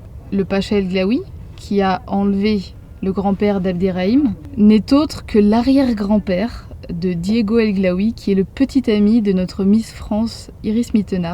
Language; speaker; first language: French; native; French